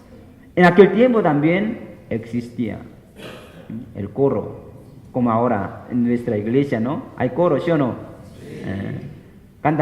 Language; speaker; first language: Spanish; non-native, fluent; Korean